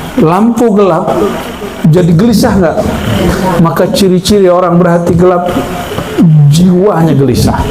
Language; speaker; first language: Indonesian; non-native, local second language; Minangkabau